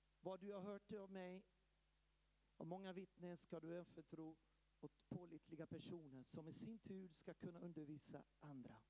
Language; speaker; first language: Swedish; early bilingual, heritage; Swedish